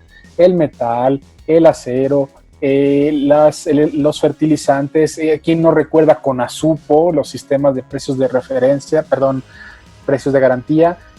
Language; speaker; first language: Spanish; native; Spanish